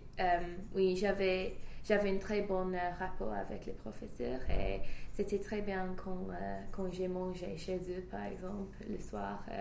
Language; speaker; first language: French; non-native, fluent; English